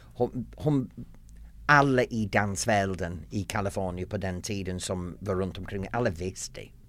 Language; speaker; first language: Swedish; non-native, fluent; English